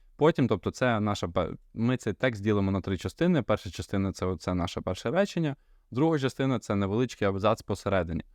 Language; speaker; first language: Ukrainian; non-native, local second language; Russian